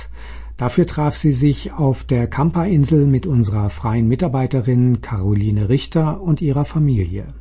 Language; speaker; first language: German; native; German